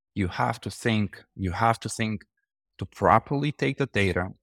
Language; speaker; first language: English; non-native, fluent; Romanian